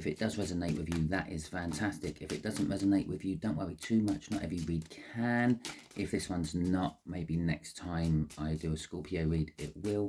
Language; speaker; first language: English; native; English